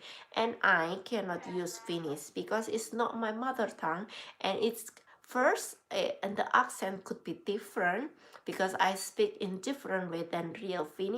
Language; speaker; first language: English; non-native, learner; Indonesian